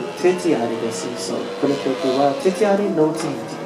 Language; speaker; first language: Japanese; non-native, learner; English